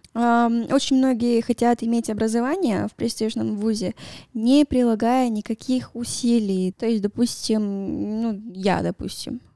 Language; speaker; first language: Russian; non-native, fluent; Spanish